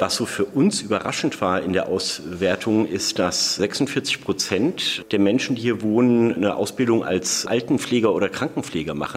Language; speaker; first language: German; native; German